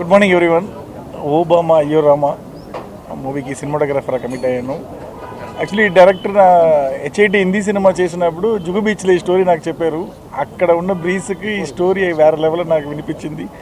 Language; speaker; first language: Telugu; non-native, fluent; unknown